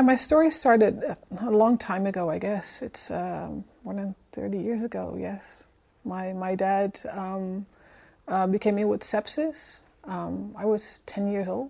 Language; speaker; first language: English; non-native, fluent; Dutch